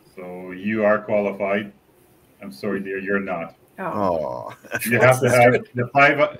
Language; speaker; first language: English; native; English